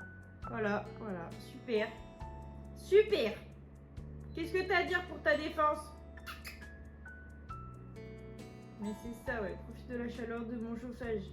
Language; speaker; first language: French; native; French